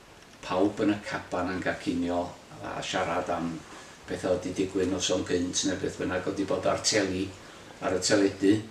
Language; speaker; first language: Welsh; native; Welsh